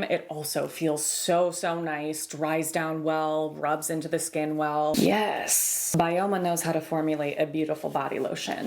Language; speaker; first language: English; native; English